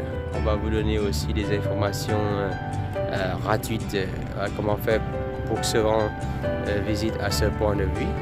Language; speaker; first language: French; non-native, fluent; Vietnamese